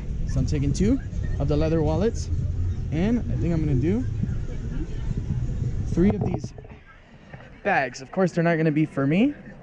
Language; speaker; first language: English; native; English